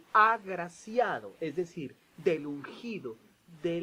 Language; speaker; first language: Spanish; native; Spanish